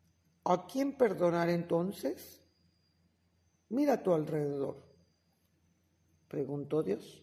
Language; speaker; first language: Spanish; native; Spanish